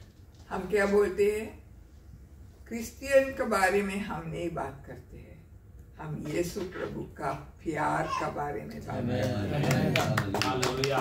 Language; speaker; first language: Hindi; non-native, local second language; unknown